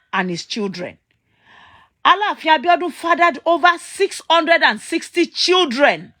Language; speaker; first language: English; non-native, local second language; Yoruba